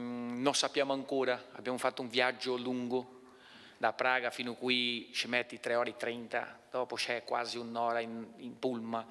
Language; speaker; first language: Italian; non-native, fluent; Portuguese